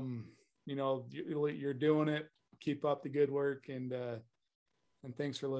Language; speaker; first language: English; native; English